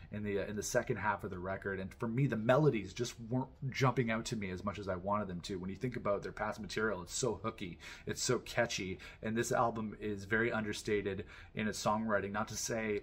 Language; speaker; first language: English; native; English